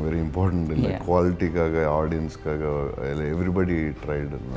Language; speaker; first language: Tamil; non-native, local second language; Telugu